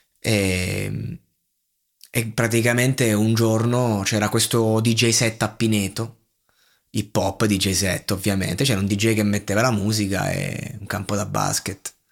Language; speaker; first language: Italian; native; Italian